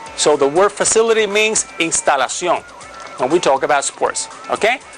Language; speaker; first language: English; non-native, fluent; Spanish